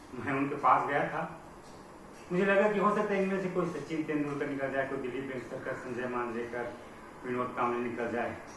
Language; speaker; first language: Hindi; native; Hindi